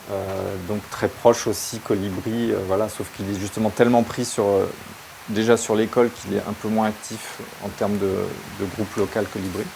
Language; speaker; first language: French; native; French